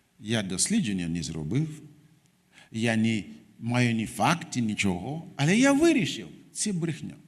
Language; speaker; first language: Ukrainian; non-native, fluent; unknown